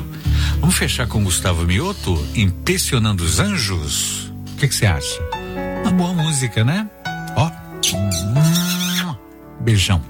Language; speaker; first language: Portuguese; native; Portuguese